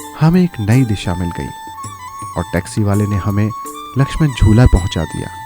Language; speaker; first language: Hindi; native; Hindi